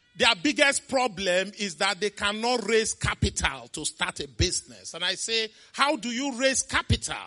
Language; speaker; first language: English; non-native, local second language; Igbo